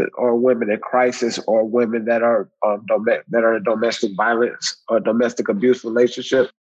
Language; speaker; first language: English; native; English